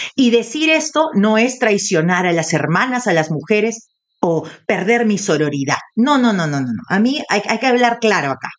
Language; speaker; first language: Spanish; native; Spanish